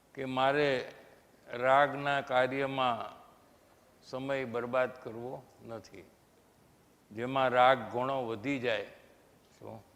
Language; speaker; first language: Hindi; non-native, local second language; Gujarati